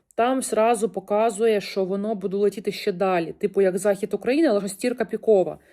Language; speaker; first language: Ukrainian; non-native, local second language; Russian